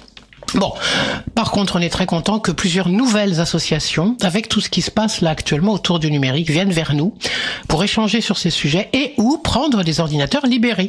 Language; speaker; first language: French; native; French